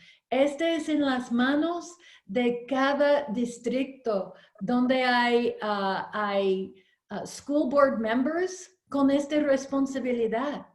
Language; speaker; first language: Spanish; non-native, learner; English